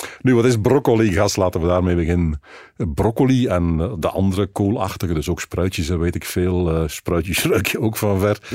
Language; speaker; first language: Dutch; native; Dutch